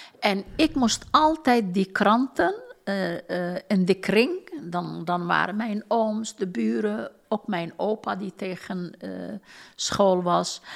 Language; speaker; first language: Dutch; non-native, fluent; Turkish